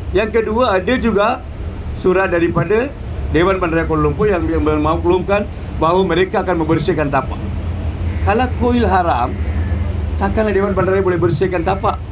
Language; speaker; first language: Malay; non-native, local second language; Tamil